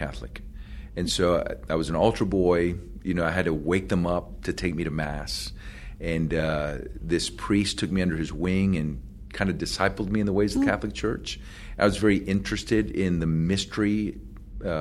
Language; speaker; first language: English; early bilingual, other home language; Spanish